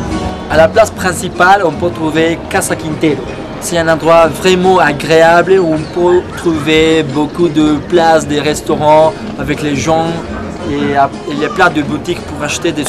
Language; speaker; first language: French; non-native, fluent; Spanish